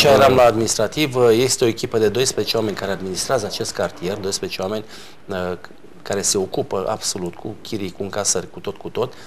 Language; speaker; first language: Romanian; native; Romanian